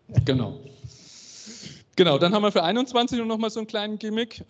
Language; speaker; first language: German; native; German